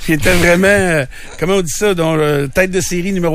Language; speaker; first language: French; native; French